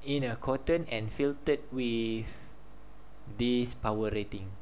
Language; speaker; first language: English; non-native, local second language; Malay